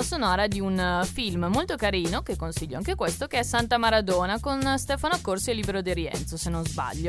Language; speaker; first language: Italian; native; Italian